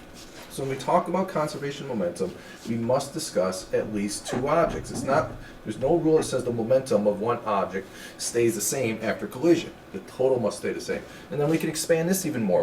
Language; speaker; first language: English; native; English